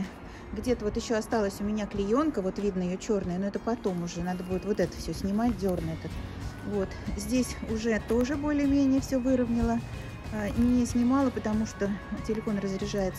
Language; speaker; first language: Russian; native; Russian